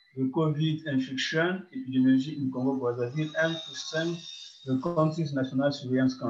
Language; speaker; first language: English; non-native, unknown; French